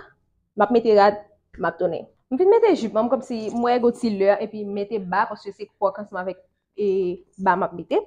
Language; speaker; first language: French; non-native, local second language; Haitian Creole